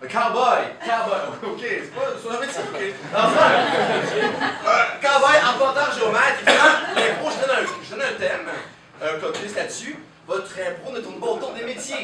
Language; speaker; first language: French; native; French